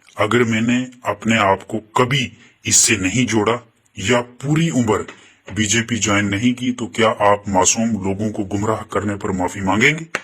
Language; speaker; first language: Urdu; non-native, local second language; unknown